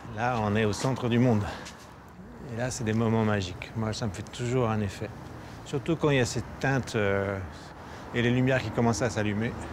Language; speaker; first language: French; native; French